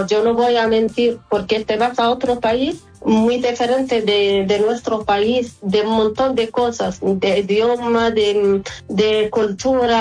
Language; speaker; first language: Spanish; non-native, fluent; Arabic